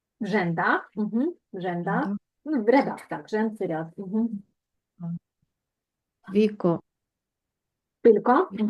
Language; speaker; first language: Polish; non-native, fluent; Ukrainian